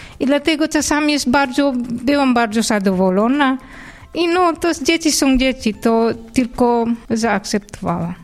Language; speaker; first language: Polish; non-native, learner; Indonesian